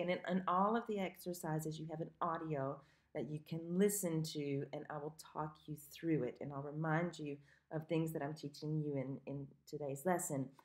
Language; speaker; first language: English; native; English